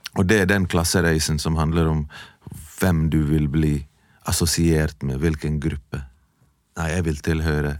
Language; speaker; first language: Norwegian; early bilingual, other home language; Bosnian